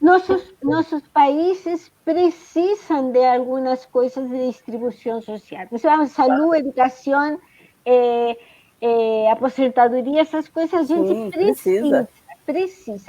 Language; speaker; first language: Portuguese; non-native, fluent; Spanish